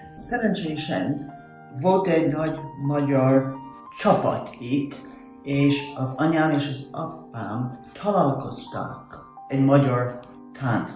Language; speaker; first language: Hungarian; early bilingual, heritage; Hungarian